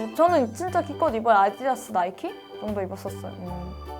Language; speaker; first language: Korean; native; Korean